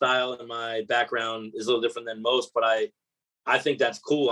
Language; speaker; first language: English; native; English